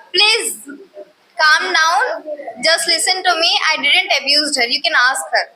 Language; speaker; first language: English; non-native, learner; Hindi